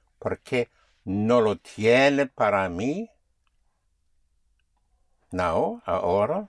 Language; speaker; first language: Spanish; non-native, fluent; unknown